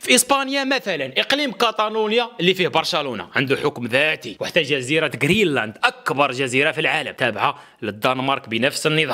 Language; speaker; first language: Arabic; native; Arabic